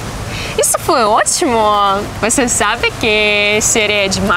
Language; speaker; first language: Portuguese; non-native, learner; Russian